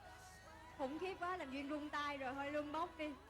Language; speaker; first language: Vietnamese; native; Vietnamese